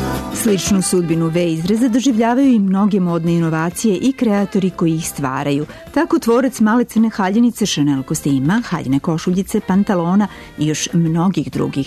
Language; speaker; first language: Serbian; native; Serbian